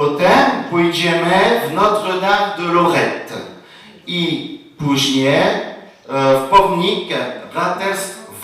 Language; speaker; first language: Polish; early bilingual, heritage; Polish